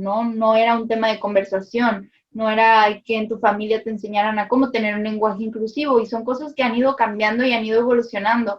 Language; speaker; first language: Spanish; native; Spanish